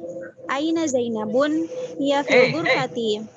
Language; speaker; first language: Arabic; non-native, learner; Indonesian